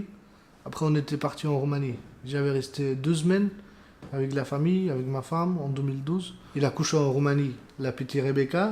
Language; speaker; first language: French; non-native, learner; Romanian